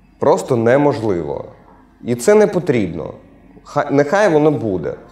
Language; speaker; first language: Ukrainian; non-native, local second language; Russian